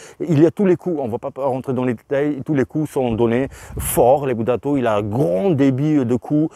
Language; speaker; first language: French; non-native, fluent; Russian